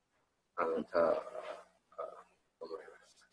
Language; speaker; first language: Japanese; non-native, learner; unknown